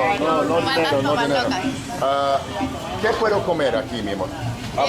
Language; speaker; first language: Spanish; non-native, learner; English